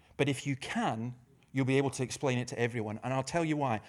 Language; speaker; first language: English; native; English